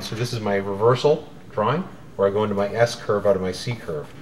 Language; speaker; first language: English; native; English